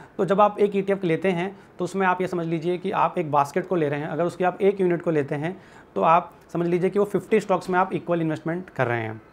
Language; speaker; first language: Hindi; native; Hindi